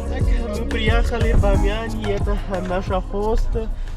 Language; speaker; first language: Russian; non-native, learner; Kyrgyz